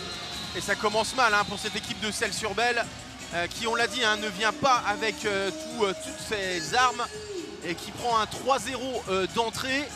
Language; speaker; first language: French; native; French